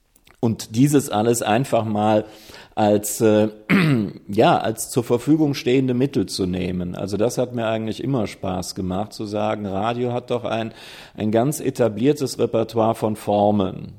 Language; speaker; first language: German; native; German